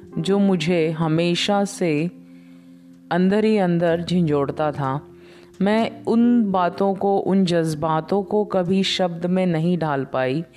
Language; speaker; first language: Hindi; non-native, local second language; Marathi